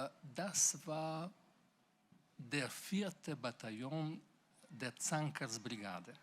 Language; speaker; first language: German; non-native, fluent; Slovenian